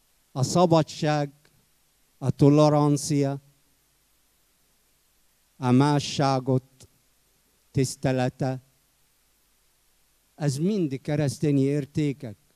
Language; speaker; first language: Hungarian; non-native, fluent; Arabic